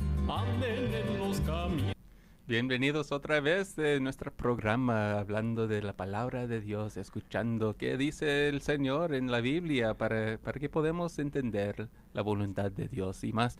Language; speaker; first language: Spanish; non-native, fluent; English